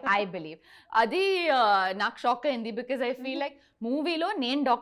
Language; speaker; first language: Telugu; non-native, learner; Tulu